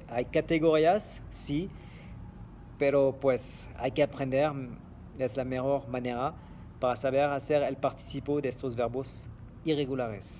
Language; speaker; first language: Spanish; non-native, fluent; French